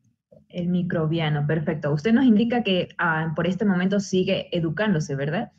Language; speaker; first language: Spanish; native; Spanish